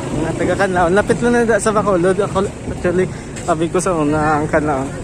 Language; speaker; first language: Filipino; non-native, local second language; Hiligaynon